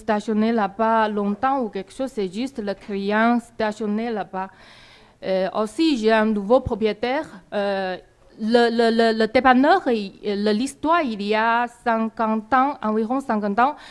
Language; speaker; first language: French; non-native, learner; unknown